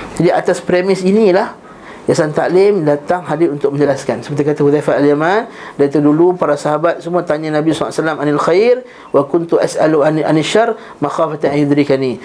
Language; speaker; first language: Malay; native; Malay